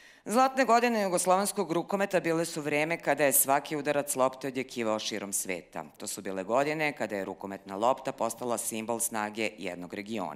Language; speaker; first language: Serbian; native; Serbian